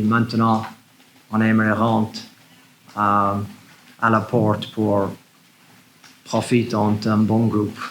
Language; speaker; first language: French; non-native, learner; English